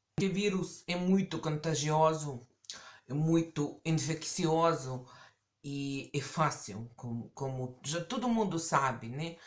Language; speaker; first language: Portuguese; native; Portuguese